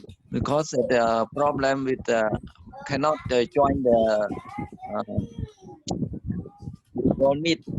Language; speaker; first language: English; non-native, learner; Khmer